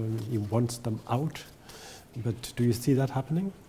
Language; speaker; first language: English; non-native, fluent; German